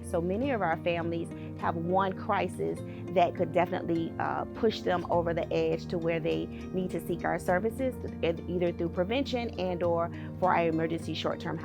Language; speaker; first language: English; native; English